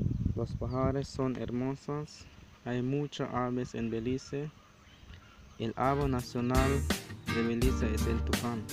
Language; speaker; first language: Spanish; non-native, learner; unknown